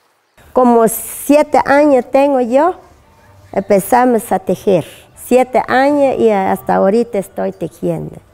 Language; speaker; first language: Spanish; non-native, local second language; Kaqchikel